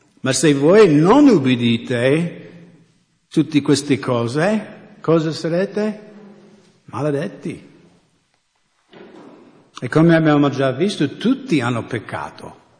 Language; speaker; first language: Italian; non-native, fluent; English